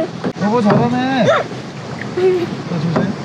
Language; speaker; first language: Korean; native; Korean